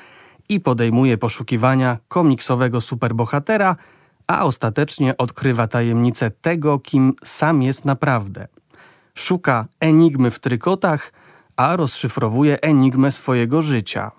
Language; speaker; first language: Polish; native; Polish